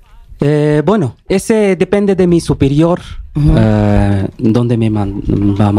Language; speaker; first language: Spanish; non-native, learner; Bangla